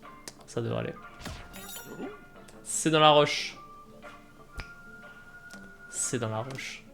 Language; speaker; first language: French; native; French